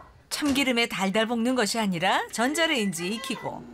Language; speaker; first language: Korean; native; Korean